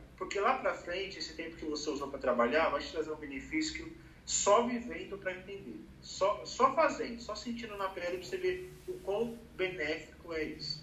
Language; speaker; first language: Portuguese; native; Portuguese